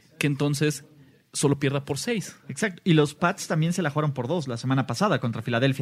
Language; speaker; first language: Spanish; native; Spanish